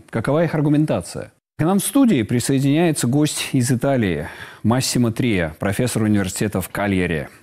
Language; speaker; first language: Russian; native; Russian